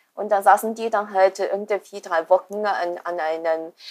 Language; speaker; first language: German; non-native, fluent; Chinese